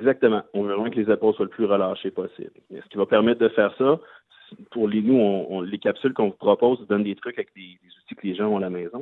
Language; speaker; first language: French; native; French